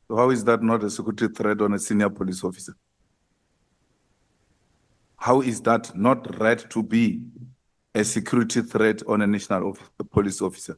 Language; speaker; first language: English; non-native, local second language; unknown